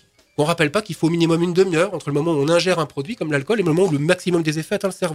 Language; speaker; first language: French; native; French